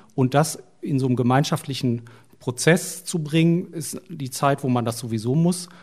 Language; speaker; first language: German; native; German